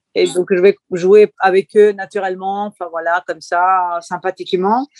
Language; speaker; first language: French; non-native, fluent; Spanish